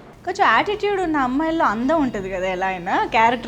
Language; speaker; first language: Telugu; native; Telugu